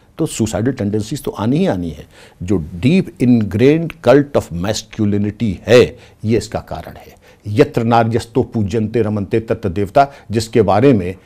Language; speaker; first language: Hindi; native; Hindi